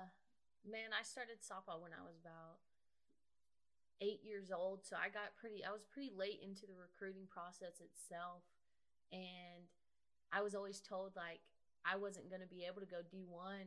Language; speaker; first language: English; native; English